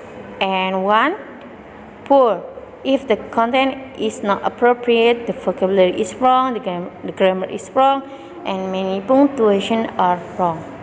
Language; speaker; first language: English; non-native, learner; Indonesian